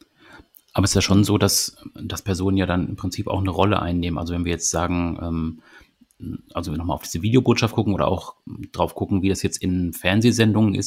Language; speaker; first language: German; native; German